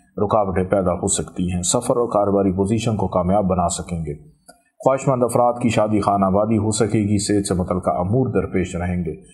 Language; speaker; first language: Urdu; native; Urdu